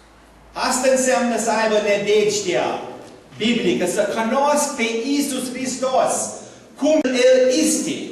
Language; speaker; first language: Romanian; non-native, learner; English